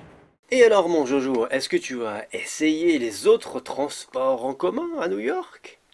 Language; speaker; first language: French; native; French